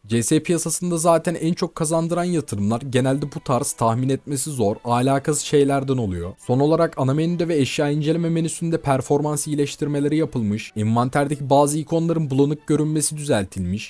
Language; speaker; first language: Turkish; native; Turkish